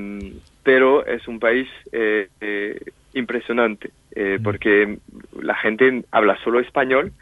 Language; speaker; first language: Spanish; non-native, fluent; French